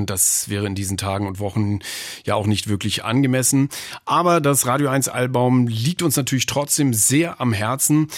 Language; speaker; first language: German; native; German